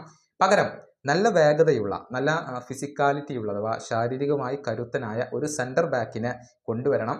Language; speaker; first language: Malayalam; native; Malayalam